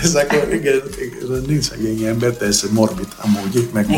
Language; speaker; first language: Hungarian; non-native, learner; Greek